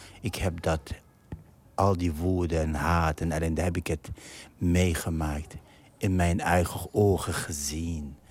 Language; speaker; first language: Dutch; non-native, fluent; Arabic